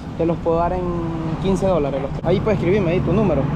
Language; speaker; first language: Spanish; native; Spanish